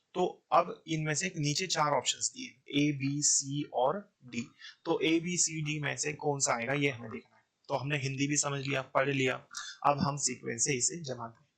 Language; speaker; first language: Hindi; native; Hindi